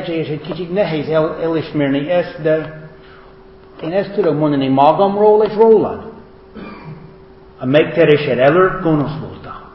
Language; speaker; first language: Hungarian; non-native, fluent; English